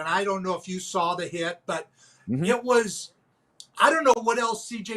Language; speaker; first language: English; native; English